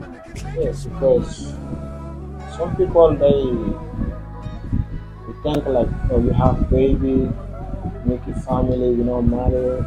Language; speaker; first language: English; non-native, learner; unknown